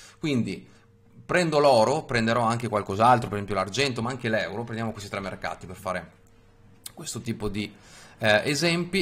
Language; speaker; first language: Italian; native; Italian